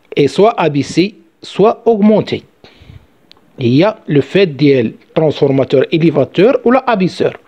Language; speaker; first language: French; non-native, local second language; Arabic